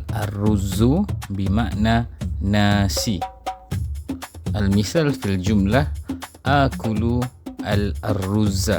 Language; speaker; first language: Arabic; non-native, fluent; Malay